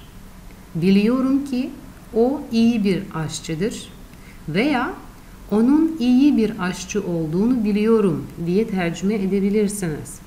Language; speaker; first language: Turkish; non-native, fluent; Russian